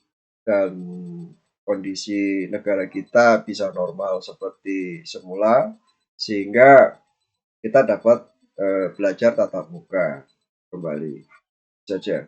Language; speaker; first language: Indonesian; native; Indonesian